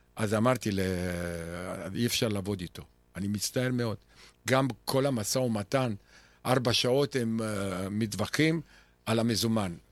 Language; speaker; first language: Hebrew; non-native, fluent; Romanian